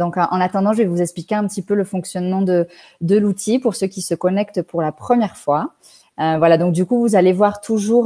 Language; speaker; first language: French; native; French